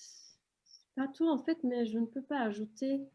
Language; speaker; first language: French; non-native, fluent; Turkish